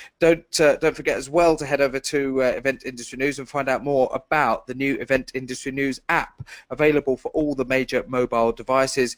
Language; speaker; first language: English; native; English